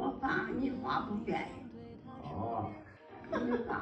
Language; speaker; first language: Chinese; native; Chinese